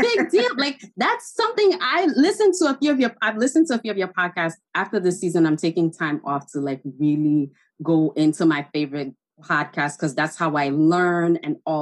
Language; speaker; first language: English; non-native, local second language; Igbo